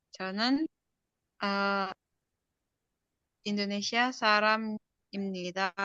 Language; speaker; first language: Korean; non-native, learner; Indonesian